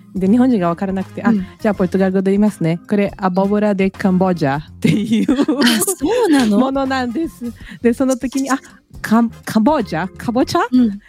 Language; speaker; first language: Japanese; early bilingual, other home language; Portuguese